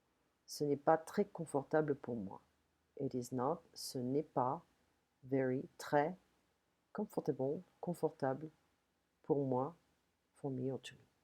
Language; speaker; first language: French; non-native, fluent; English